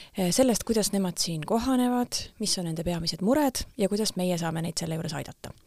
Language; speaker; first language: Estonian; native; Estonian